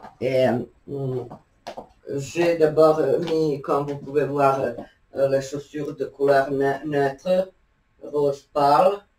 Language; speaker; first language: French; non-native, fluent; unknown